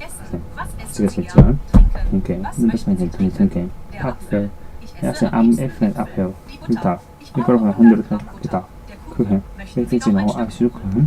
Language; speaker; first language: German; non-native, learner; Japanese